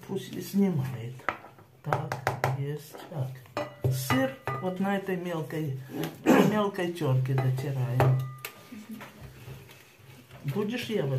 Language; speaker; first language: Russian; native; Russian